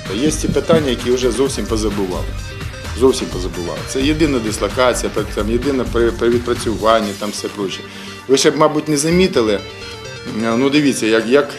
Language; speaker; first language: Ukrainian; native; Ukrainian